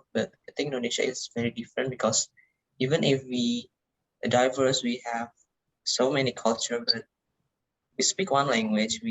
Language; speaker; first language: English; non-native, learner; Indonesian